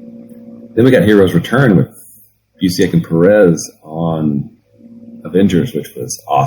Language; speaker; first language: English; native; English